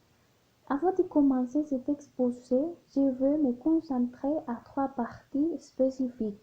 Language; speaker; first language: French; non-native, learner; Spanish